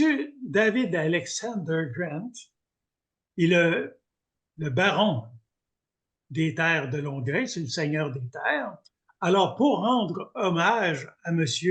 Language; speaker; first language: French; native; French